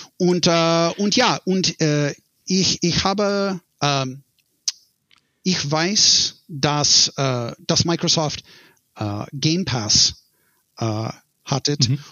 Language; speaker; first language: German; non-native, learner; English